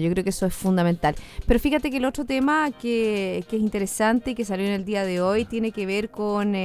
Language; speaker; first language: Spanish; native; Spanish